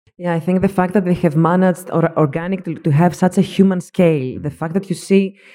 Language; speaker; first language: English; non-native, fluent; Greek